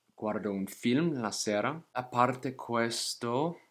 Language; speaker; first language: Italian; non-native, fluent; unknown